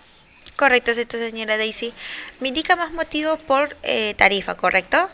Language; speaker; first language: Spanish; native; Spanish